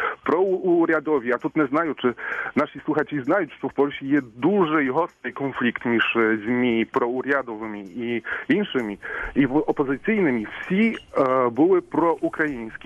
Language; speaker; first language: Ukrainian; non-native, fluent; Polish